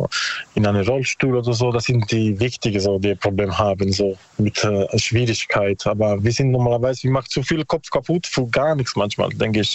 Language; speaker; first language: German; non-native, learner; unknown